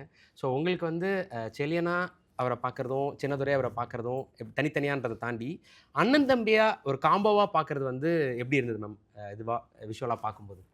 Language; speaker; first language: Tamil; native; Tamil